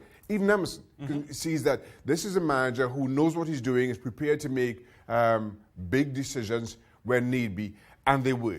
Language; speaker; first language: English; native; English